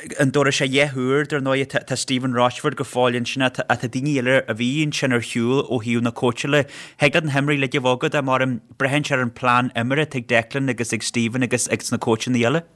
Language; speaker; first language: Irish; native; Irish